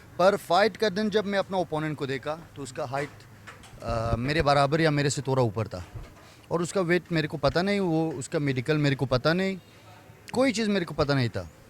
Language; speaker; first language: Hindi; non-native, fluent; Persian